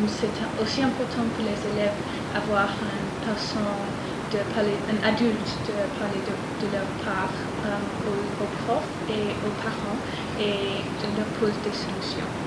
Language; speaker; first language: French; non-native, learner; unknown